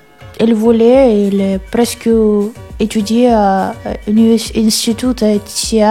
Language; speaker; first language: French; non-native, learner; Russian